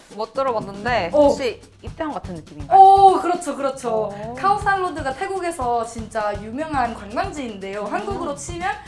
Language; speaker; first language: Korean; non-native, fluent; Thai